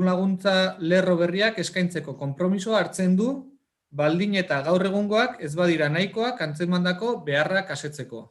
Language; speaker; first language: Basque; native; Basque